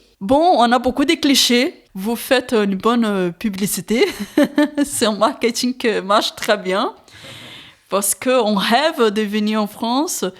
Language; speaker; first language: French; non-native, fluent; Portuguese